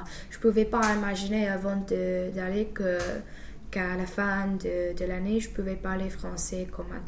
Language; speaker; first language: French; non-native, fluent; English